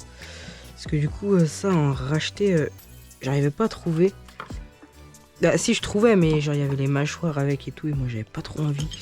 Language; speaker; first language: French; native; French